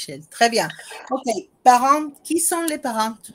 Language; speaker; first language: French; non-native, fluent; Spanish